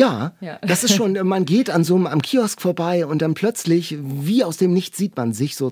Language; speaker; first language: German; native; German